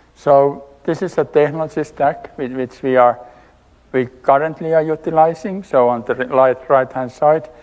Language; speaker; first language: English; non-native, fluent; Finnish